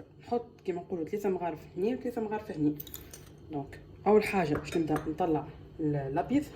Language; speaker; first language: Arabic; native; Arabic